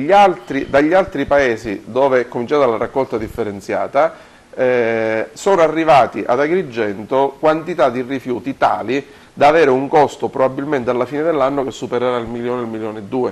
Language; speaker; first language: Italian; native; Italian